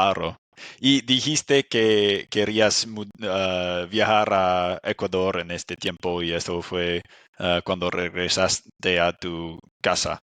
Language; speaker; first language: Spanish; non-native, fluent; English